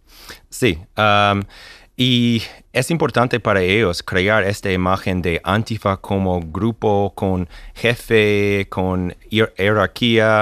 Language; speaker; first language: Spanish; non-native, fluent; English